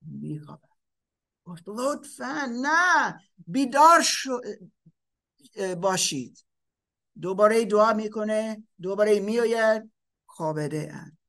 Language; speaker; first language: Persian; non-native, fluent; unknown